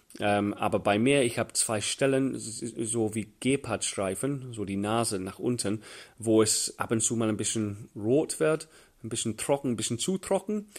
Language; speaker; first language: German; non-native, fluent; English